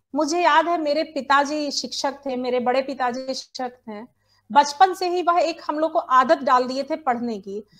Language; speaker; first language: Hindi; native; Hindi